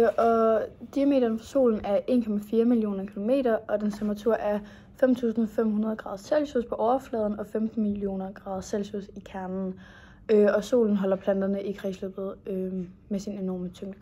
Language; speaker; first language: Danish; native; Danish